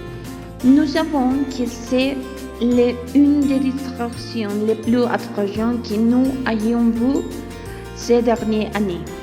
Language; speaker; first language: French; non-native, learner; Spanish